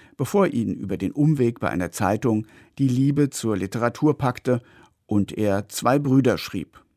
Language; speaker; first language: German; native; German